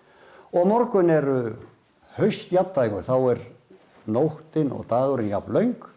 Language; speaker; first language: Icelandic; native; Icelandic